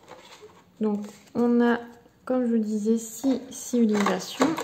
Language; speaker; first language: French; native; French